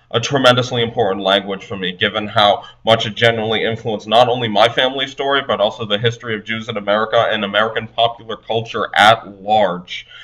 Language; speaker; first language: English; native; English